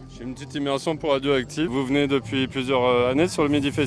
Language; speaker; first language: French; native; French